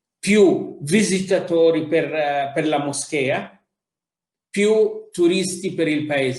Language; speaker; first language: Italian; non-native, fluent; Arabic